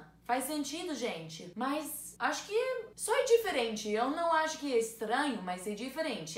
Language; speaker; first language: Portuguese; non-native, learner; English